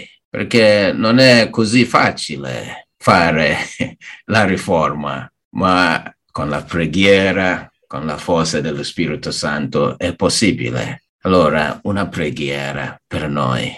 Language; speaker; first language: Italian; non-native, learner; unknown